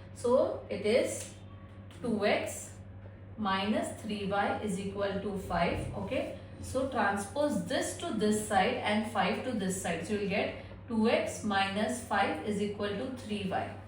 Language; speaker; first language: English; non-native, local second language; Hindi